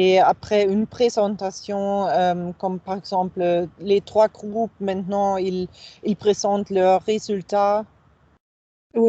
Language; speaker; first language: French; non-native, fluent; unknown